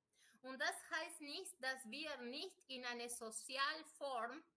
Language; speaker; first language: German; non-native, fluent; Spanish